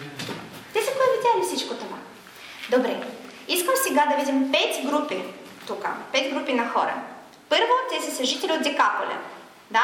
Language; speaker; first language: Bulgarian; non-native, learner; Russian